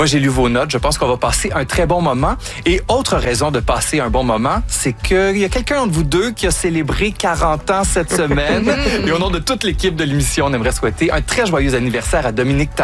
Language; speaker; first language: French; native; French